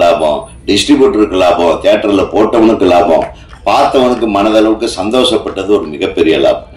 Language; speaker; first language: Tamil; native; Tamil